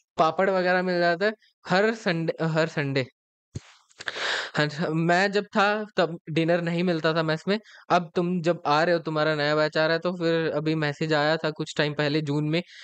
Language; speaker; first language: Hindi; native; Hindi